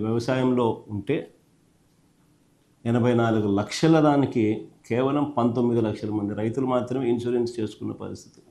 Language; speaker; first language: Telugu; native; Telugu